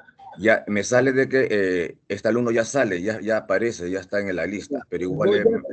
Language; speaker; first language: Spanish; native; Spanish